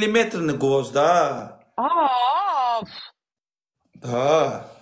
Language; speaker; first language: Russian; non-native, learner; Azerbaijani